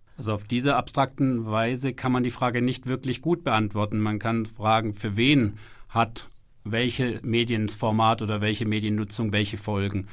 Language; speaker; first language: German; native; German